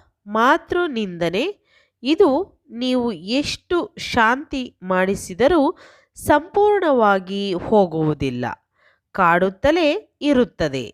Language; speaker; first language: Kannada; native; Kannada